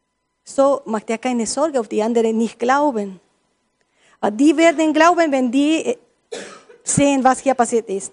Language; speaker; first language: German; non-native, learner; Spanish